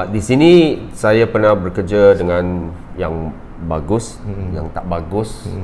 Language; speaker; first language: Malay; non-native, local second language; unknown